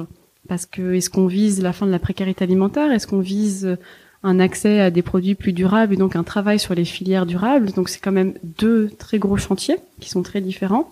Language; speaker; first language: French; native; French